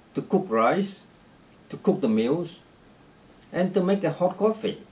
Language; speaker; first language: English; non-native, fluent; Vietnamese